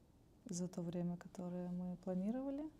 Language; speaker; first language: Russian; non-native, fluent; Estonian